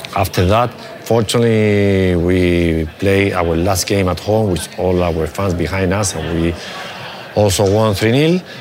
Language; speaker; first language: English; non-native, fluent; Spanish